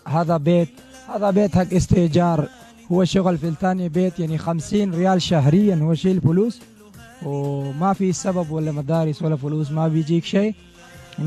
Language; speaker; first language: Arabic; non-native, learner; Pashto